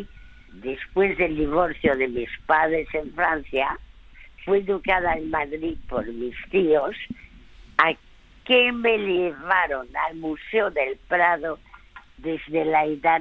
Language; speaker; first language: Spanish; early bilingual, other home language; French